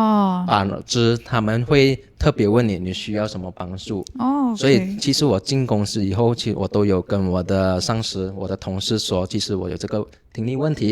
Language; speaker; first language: Chinese; non-native, local second language; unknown